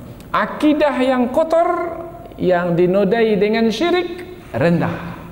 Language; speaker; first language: Malay; native; Malay